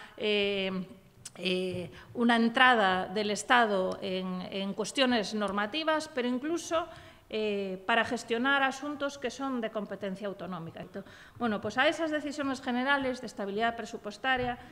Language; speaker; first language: Spanish; native; Spanish